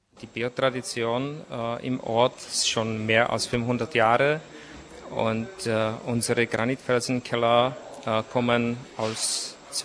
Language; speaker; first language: German; non-native, fluent; Czech